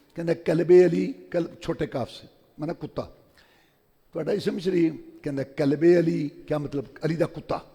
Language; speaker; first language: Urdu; non-native, local second language; Punjabi